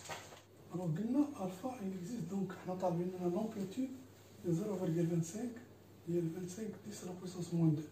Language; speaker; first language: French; non-native, local second language; Arabic